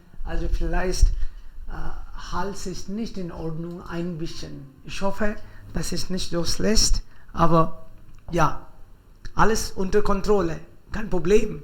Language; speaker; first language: German; non-native, fluent; Hindi